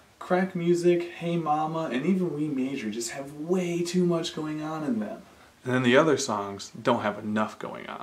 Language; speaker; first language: English; native; English